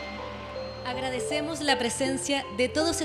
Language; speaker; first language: Spanish; native; Spanish